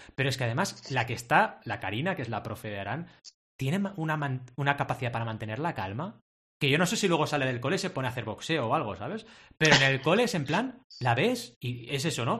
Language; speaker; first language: Spanish; native; Spanish